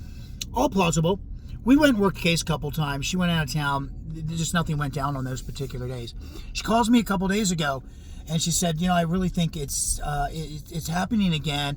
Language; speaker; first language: English; native; English